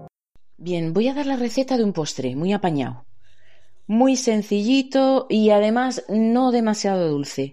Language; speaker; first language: Spanish; native; Spanish